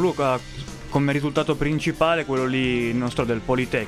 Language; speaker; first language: Italian; native; Italian